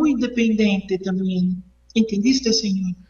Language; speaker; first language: Spanish; non-native, learner; Portuguese